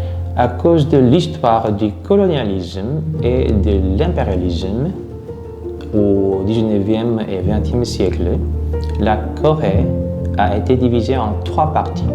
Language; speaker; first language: French; non-native, fluent; Korean